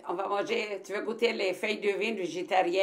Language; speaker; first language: French; non-native, local second language; Arabic